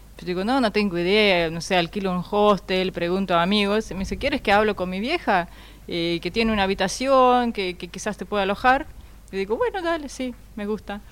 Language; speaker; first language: Spanish; non-native, fluent; Russian